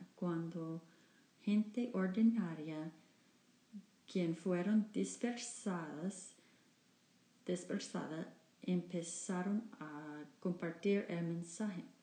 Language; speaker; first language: Spanish; non-native, learner; English